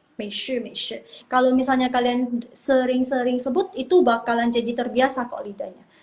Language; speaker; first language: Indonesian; non-native, local second language; Min Nan Chinese